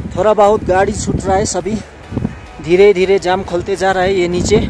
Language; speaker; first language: Hindi; non-native, local second language; Nepali